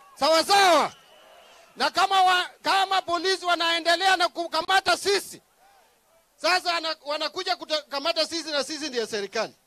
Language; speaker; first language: Swahili; non-native, local second language; Luo (Kenya and Tanzania)